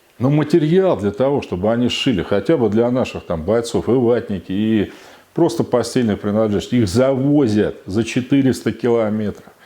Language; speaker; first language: Russian; native; Russian